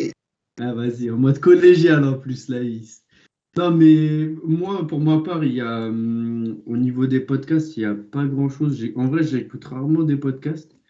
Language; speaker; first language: French; native; French